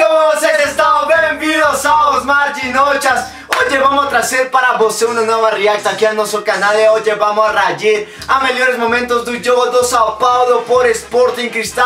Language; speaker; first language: Portuguese; non-native, learner; Spanish